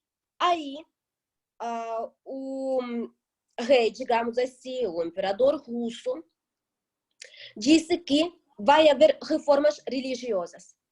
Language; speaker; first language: Portuguese; non-native, fluent; Russian